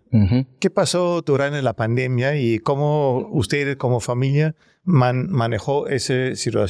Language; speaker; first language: Spanish; non-native, learner; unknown